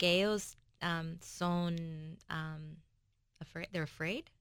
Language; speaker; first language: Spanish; early bilingual, heritage; English